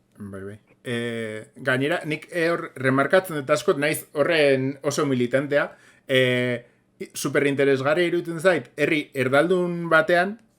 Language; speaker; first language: Basque; non-native, local second language; Spanish